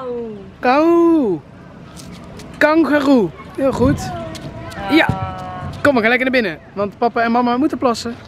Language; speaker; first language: Dutch; native; Dutch